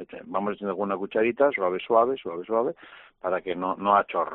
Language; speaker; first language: Spanish; native; Spanish